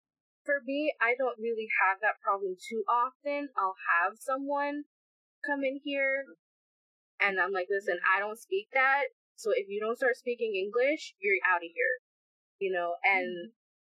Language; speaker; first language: English; native; English